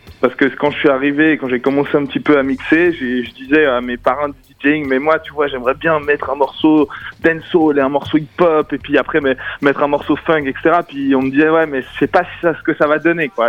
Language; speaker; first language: French; native; French